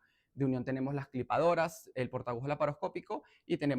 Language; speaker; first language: Spanish; native; Spanish